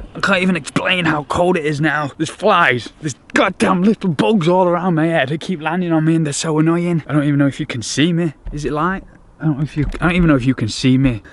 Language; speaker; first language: English; native; English